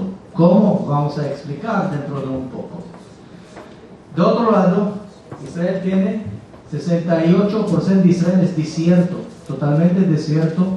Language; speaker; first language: Spanish; non-native, fluent; Hebrew